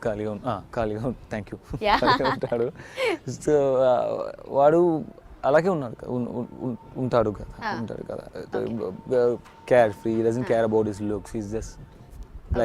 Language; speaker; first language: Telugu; non-native, learner; Tamil